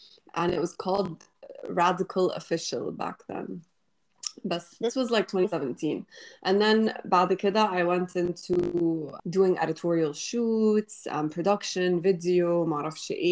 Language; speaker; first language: English; non-native, fluent; Arabic